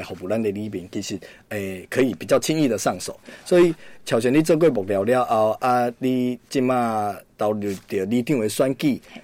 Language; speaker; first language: Chinese; native; Chinese